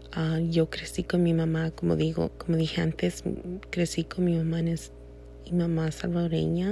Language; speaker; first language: Spanish; early bilingual, heritage; Spanish